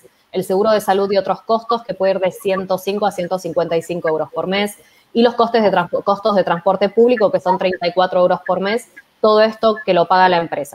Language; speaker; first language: Spanish; native; Spanish